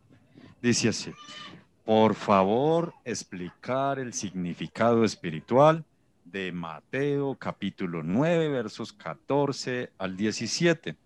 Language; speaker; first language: Spanish; native; Spanish